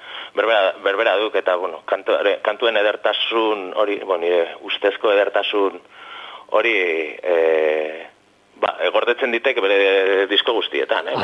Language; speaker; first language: Basque; native; Basque